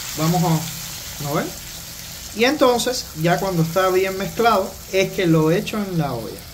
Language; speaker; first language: Spanish; native; Spanish